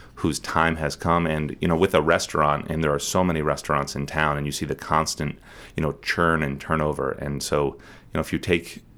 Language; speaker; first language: English; native; English